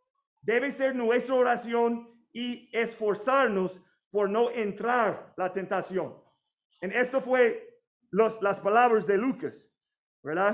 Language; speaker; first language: Spanish; non-native, fluent; English